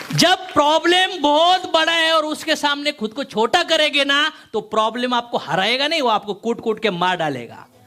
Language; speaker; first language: Hindi; non-native, local second language; Marathi